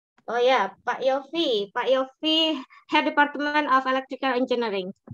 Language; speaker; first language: English; non-native, fluent; Indonesian